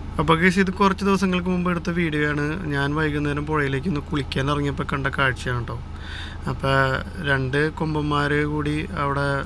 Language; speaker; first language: Malayalam; native; Malayalam